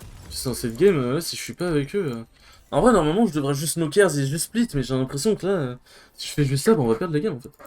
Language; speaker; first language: French; native; French